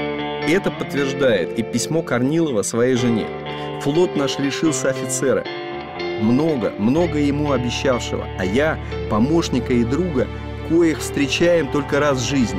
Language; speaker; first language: Russian; native; Russian